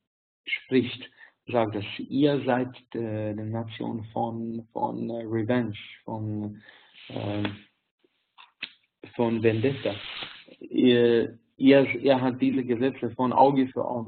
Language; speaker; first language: German; non-native, fluent; Hungarian